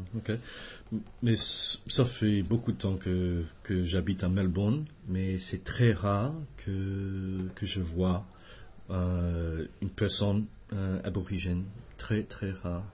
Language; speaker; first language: French; non-native, fluent; English